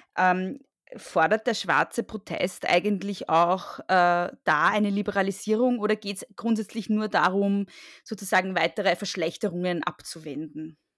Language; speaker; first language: German; native; German